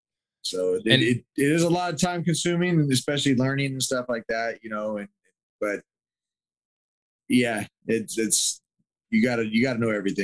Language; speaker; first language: English; native; English